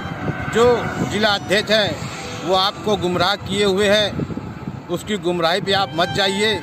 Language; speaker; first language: Hindi; native; Hindi